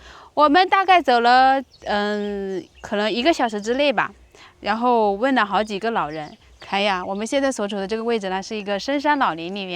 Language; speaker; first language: Chinese; native; Chinese